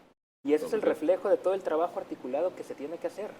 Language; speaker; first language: Spanish; native; Spanish